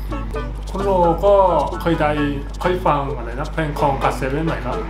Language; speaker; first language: Thai; native; Thai